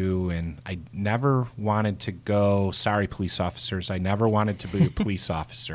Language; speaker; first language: English; native; English